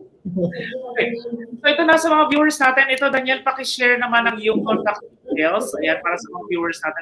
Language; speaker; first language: Filipino; native; Filipino